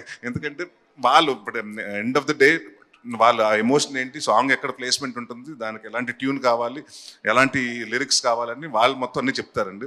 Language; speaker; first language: Telugu; native; Telugu